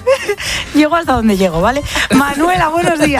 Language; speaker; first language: Spanish; native; Spanish